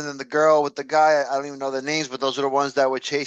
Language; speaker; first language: English; native; English